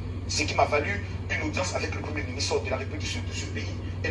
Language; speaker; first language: French; native; French